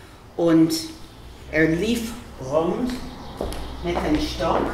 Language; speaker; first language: German; non-native, fluent; English